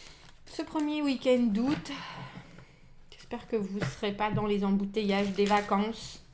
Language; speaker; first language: French; native; French